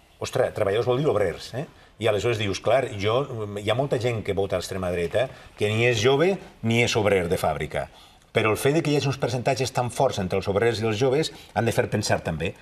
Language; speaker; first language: Catalan; native; Catalan